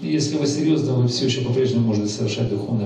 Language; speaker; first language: Russian; native; Russian